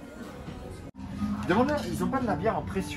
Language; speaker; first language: French; native; French